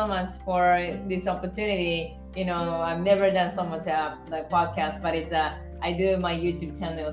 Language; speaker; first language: English; non-native, fluent; Japanese